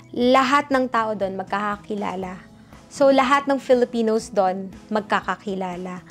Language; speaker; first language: Filipino; early bilingual, heritage; Filipino